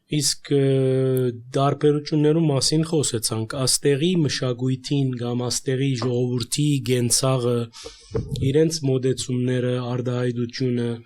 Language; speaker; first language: Armenian; native; Armenian